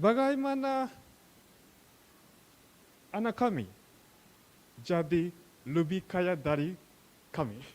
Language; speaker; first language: Indonesian; non-native, learner; Japanese